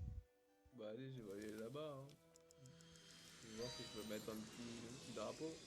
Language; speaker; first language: French; native; French